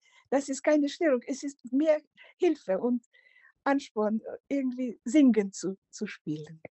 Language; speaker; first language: German; non-native, fluent; Macedonian